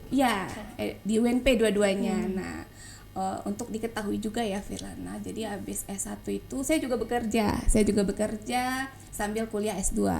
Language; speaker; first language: Indonesian; non-native, local second language; Minangkabau